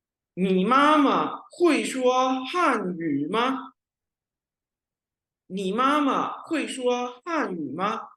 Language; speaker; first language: Chinese; non-native, fluent; Urdu